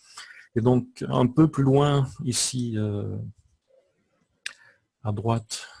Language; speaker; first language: French; native; French